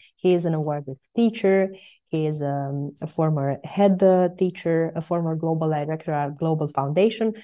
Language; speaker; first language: English; non-native, fluent; Romanian